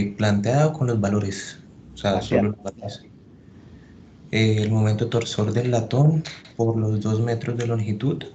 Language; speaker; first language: Spanish; native; Spanish